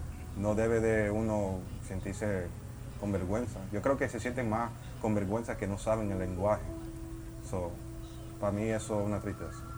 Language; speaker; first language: Spanish; early bilingual, heritage; Spanish